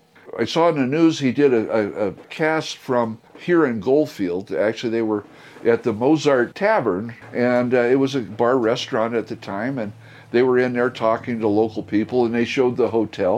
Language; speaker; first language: English; native; English